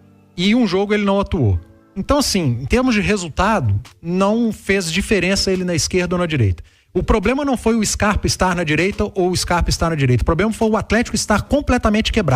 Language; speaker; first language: Portuguese; native; Portuguese